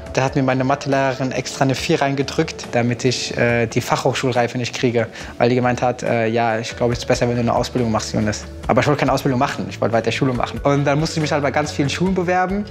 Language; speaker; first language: German; native; German